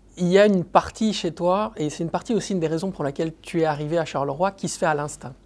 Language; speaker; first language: French; native; French